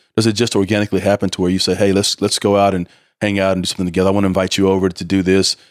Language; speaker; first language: English; native; English